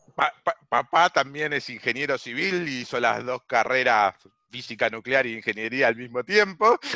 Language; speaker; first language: Spanish; native; Spanish